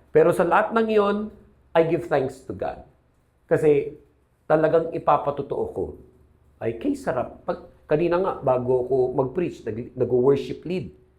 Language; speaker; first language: Filipino; native; Filipino